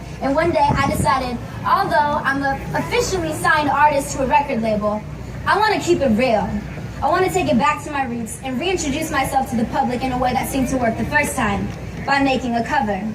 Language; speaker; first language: English; native; English